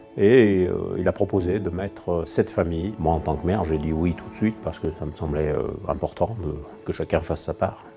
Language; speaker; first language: French; native; French